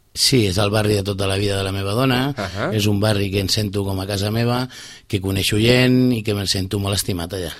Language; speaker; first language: Catalan; native; Catalan